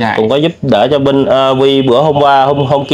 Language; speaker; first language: Vietnamese; native; Vietnamese